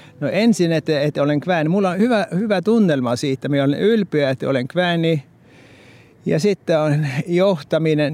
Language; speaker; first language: Finnish; early bilingual, heritage; Norwegian